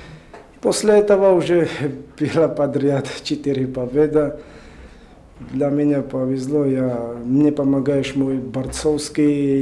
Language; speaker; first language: Russian; non-native, learner; Georgian